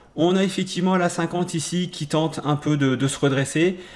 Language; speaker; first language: French; native; French